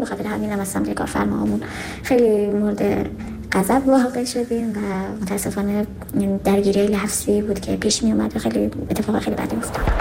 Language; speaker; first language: Persian; non-native, local second language; Kurdish